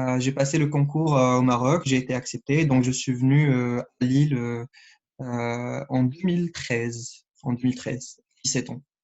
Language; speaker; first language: French; non-native, local second language; Arabic